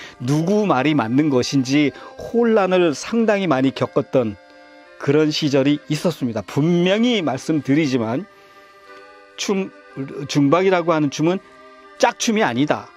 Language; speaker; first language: Korean; native; Korean